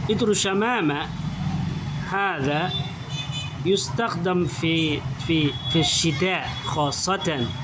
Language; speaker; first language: Arabic; non-native, fluent; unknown